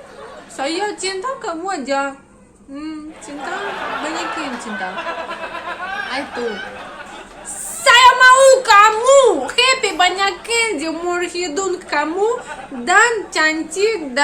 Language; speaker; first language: Indonesian; non-native, learner; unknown